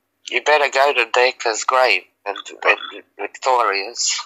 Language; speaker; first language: English; early bilingual, other home language; Serbian